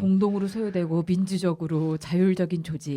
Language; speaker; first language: Korean; native; Korean